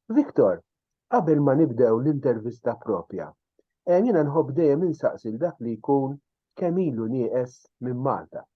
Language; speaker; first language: Maltese; native; Maltese